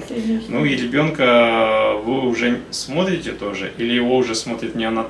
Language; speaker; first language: Russian; native; Russian